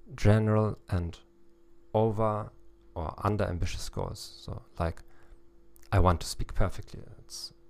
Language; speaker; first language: English; non-native, fluent; German